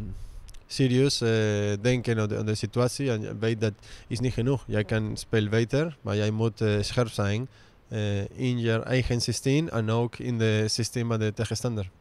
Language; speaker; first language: Dutch; non-native, learner; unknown